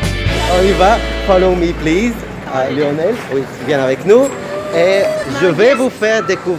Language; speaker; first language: French; non-native, fluent; Russian